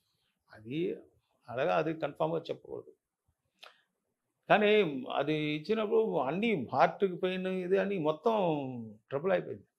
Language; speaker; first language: Telugu; non-native, learner; Tamil